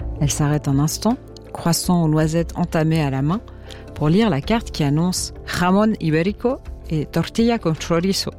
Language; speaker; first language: French; native; French